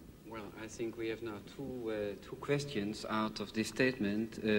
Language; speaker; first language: English; non-native, fluent; Dutch